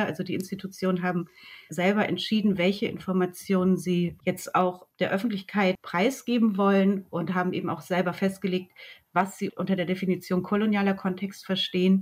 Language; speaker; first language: German; native; German